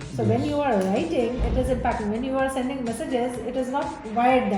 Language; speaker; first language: English; non-native, local second language; Hindi